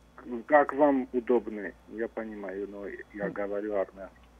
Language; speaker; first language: Russian; non-native, learner; Armenian